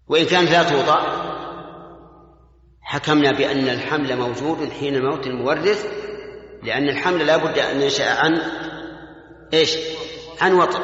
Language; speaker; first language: Arabic; native; Arabic